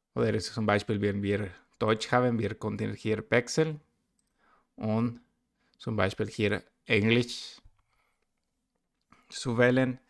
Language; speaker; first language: German; non-native, learner; Spanish